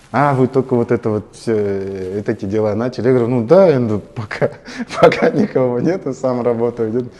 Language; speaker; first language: Russian; non-native, local second language; Kazakh